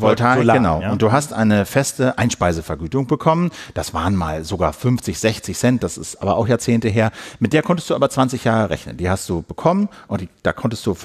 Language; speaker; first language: German; native; German